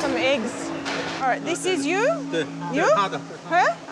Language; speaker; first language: English; native; English